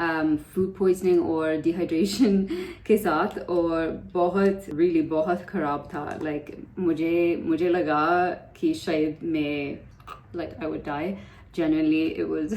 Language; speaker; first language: Hindi; non-native, learner; English